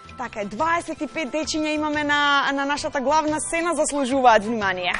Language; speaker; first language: Macedonian; native; Macedonian